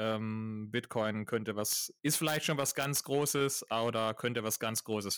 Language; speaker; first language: German; native; German